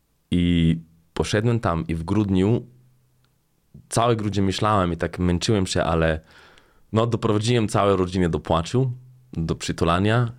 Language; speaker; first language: Polish; non-native, fluent; Slovenian